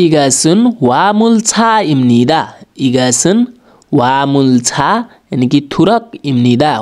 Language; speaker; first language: Korean; non-native, learner; Nepali